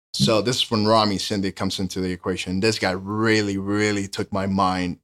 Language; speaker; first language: English; non-native, fluent; Spanish